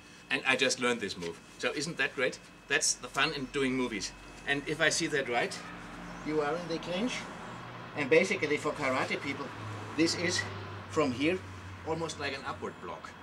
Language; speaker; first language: English; non-native, fluent; German